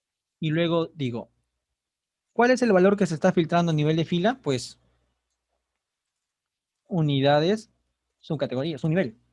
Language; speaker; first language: Spanish; native; Spanish